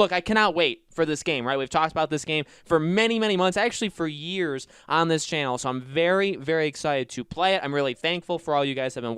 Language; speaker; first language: English; native; English